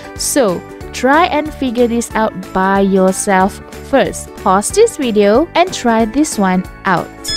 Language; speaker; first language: English; non-native, local second language; Malay